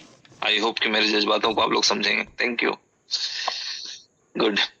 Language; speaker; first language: Hindi; native; Hindi